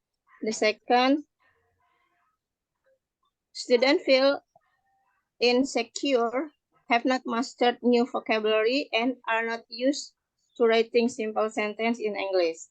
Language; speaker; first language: English; non-native, learner; Indonesian